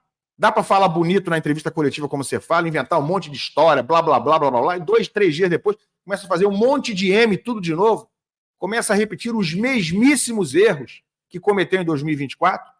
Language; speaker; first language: Portuguese; native; Portuguese